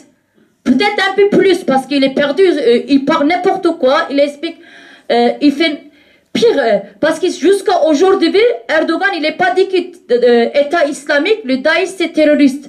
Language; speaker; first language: French; non-native, learner; Kurdish